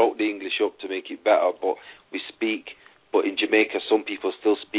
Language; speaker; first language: English; native; English